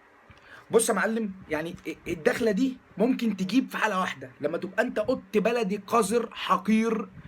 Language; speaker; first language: Arabic; native; Arabic